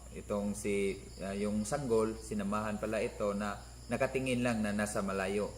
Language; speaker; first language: Filipino; non-native, local second language; Cebuano